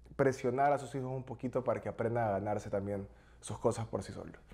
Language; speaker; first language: Spanish; native; Spanish